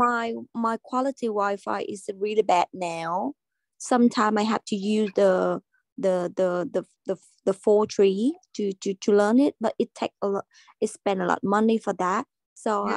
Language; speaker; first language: English; non-native, learner; Vietnamese